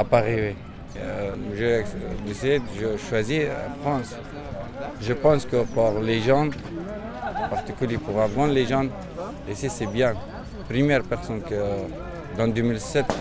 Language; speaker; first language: French; non-native, learner; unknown